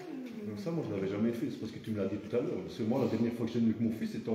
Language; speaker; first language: French; native; French